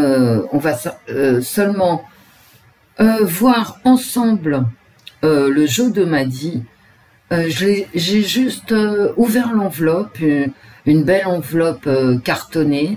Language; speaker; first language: French; native; French